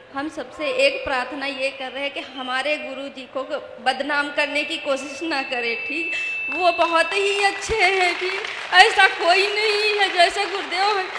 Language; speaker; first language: Hindi; native; Hindi